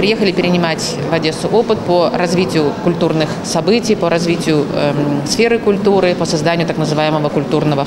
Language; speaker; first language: Russian; native; Russian